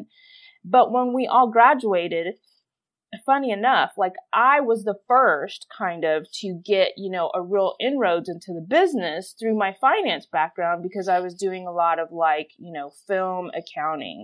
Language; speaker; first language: English; native; English